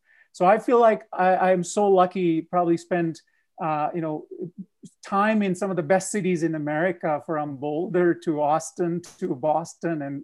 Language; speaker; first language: English; non-native, local second language; Punjabi